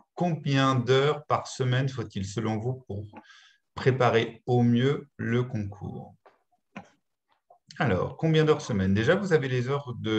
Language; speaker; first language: French; native; French